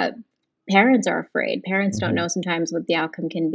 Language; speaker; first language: English; native; English